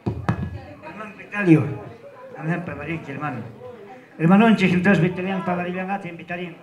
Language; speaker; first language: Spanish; non-native, local second language; Quechua